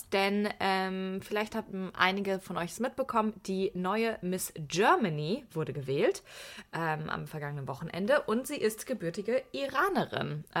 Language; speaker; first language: German; early bilingual, other home language; Persian